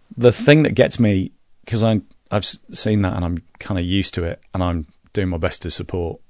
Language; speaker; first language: English; native; English